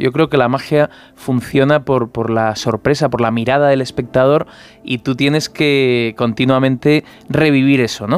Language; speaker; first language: Spanish; native; Spanish